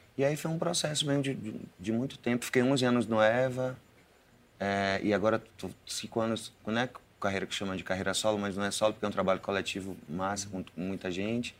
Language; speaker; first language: Portuguese; native; Portuguese